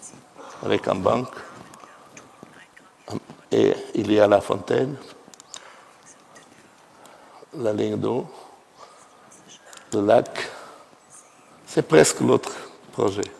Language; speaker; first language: French; non-native, fluent; Portuguese